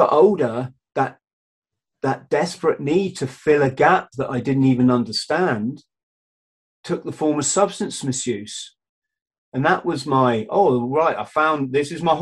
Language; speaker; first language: English; native; English